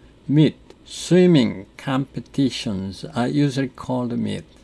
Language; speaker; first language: English; non-native, fluent; Korean